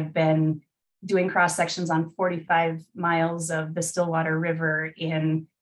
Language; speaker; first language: English; native; English